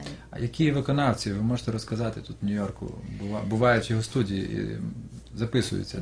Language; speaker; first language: Ukrainian; native; Ukrainian